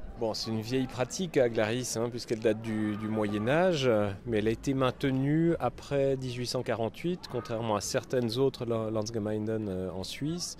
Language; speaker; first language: French; native; French